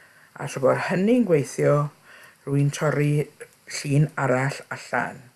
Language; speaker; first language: Welsh; native; Welsh